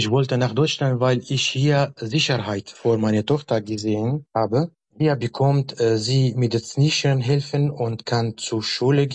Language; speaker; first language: German; non-native, learner; Kurdish